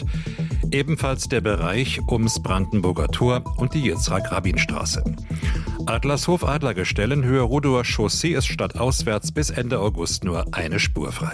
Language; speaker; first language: German; native; German